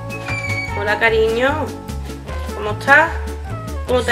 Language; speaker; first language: Spanish; native; Spanish